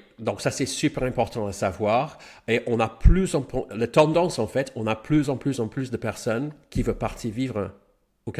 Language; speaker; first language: French; non-native, fluent; English